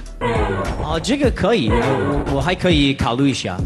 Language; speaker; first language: Chinese; non-native, fluent; English